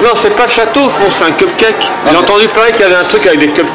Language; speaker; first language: French; native; French